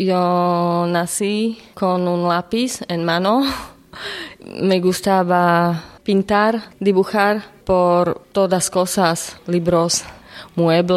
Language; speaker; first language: Spanish; non-native, learner; Slovak